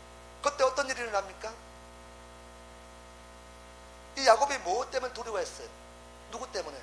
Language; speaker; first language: Korean; native; Korean